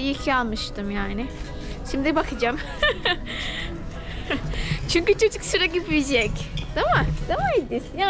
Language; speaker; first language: Turkish; non-native, learner; Indonesian